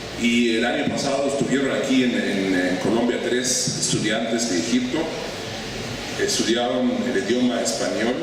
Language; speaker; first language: Spanish; non-native, fluent; Arabic